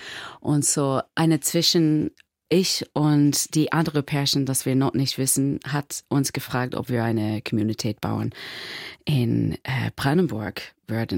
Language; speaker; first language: German; non-native, fluent; English